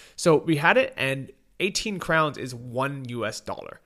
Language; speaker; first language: English; native; English